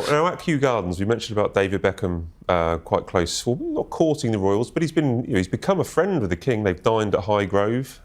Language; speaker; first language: English; native; English